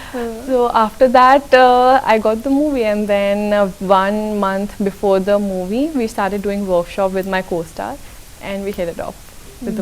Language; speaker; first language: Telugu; non-native, local second language; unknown